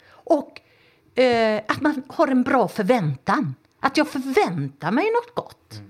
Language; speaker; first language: Swedish; native; Swedish